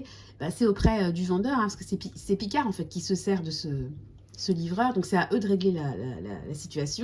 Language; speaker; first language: French; native; French